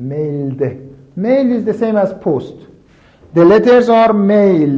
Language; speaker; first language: English; non-native, fluent; Persian